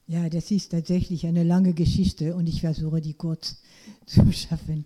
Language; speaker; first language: German; non-native, fluent; French